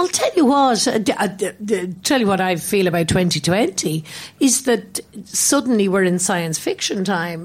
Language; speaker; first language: English; native; English